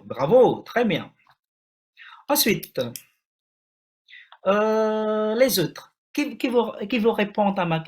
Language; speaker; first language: French; non-native, fluent; Indonesian